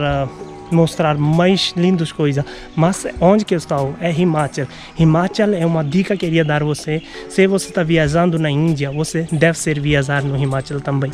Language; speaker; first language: Portuguese; non-native, learner; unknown